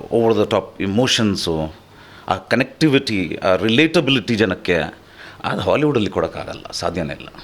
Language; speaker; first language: Kannada; non-native, fluent; Hindi